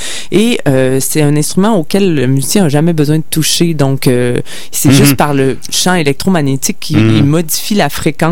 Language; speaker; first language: French; native; French